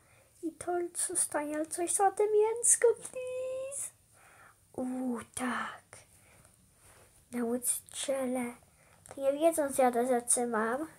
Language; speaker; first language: Polish; early bilingual, heritage; Polish